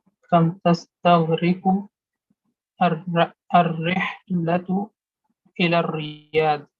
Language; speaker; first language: Arabic; non-native, learner; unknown